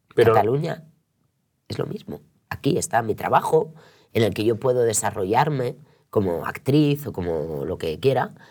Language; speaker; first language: Spanish; non-native, local second language; Catalan